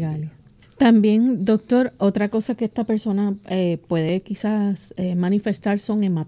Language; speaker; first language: Spanish; native; Spanish